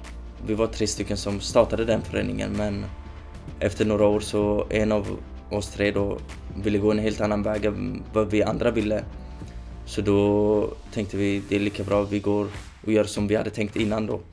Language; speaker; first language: Swedish; early bilingual, other home language; Kurdish